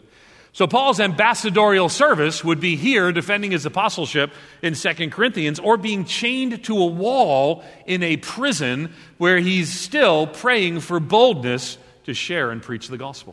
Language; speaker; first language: English; native; English